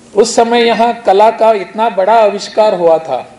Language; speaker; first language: Hindi; non-native, local second language; Konkani